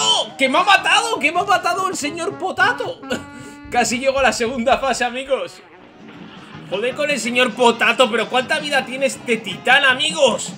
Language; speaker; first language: Spanish; native; Spanish